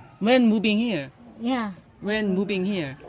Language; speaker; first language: English; non-native, learner; Korean